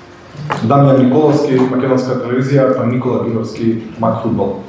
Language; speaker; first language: Macedonian; native; Macedonian